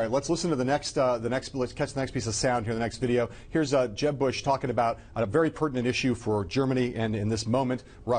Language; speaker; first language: English; native; English